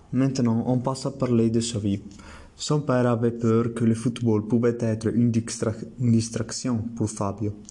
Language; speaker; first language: French; non-native, learner; Italian